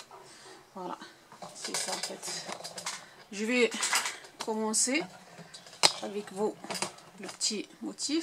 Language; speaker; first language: French; non-native, local second language; Arabic